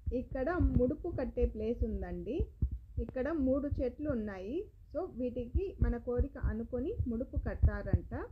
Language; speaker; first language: Telugu; non-native, local second language; Kannada